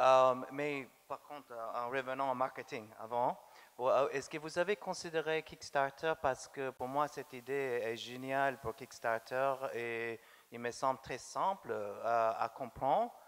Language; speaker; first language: French; non-native, fluent; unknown